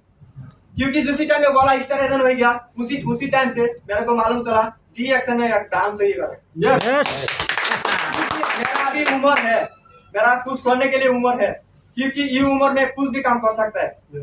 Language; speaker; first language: Hindi; non-native, learner; Bangla